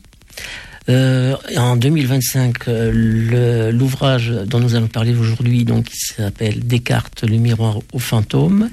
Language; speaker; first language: French; native; French